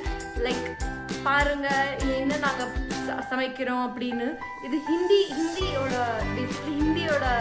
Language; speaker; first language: Tamil; non-native, learner; Hindi